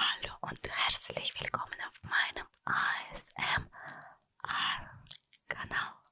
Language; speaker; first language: German; non-native, fluent; Russian